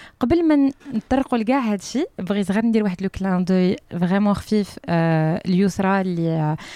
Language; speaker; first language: Arabic; native; Arabic